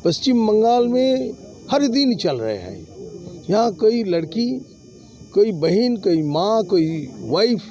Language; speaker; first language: Hindi; non-native, local second language; Bangla